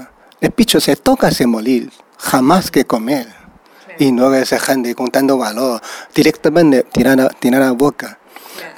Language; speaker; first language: Spanish; non-native, learner; Chinese